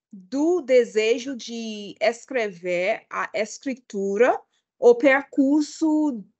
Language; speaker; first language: Portuguese; non-native, fluent; English